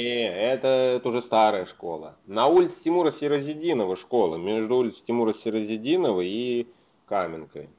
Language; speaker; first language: Russian; native; Russian